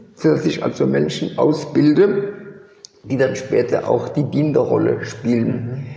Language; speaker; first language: German; early bilingual, other home language; French